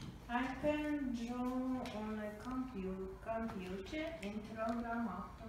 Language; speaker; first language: English; non-native, learner; Russian